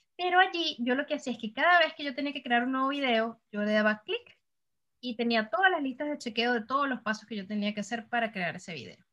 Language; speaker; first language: Spanish; native; Spanish